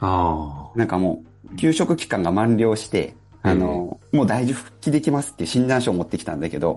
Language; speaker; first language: Japanese; native; Japanese